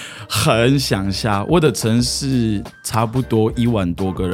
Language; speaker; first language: Chinese; non-native, fluent; French